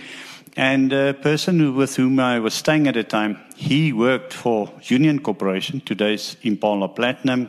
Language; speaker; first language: English; non-native, local second language; Afrikaans